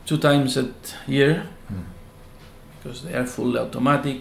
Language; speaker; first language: English; non-native, learner; Spanish